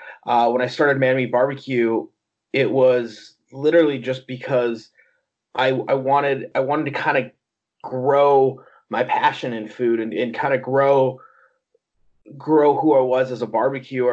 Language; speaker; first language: English; native; English